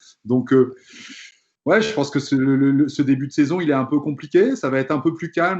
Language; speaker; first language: French; native; French